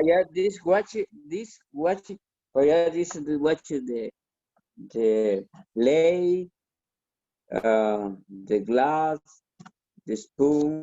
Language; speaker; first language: English; non-native, learner; Spanish